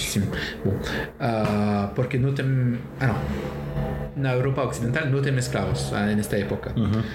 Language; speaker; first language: Portuguese; non-native, learner; French